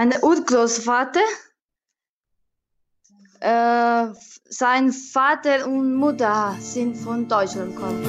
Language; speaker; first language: German; early bilingual, heritage; German